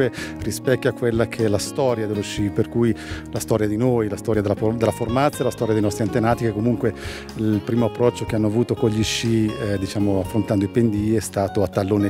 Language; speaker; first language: Italian; native; Italian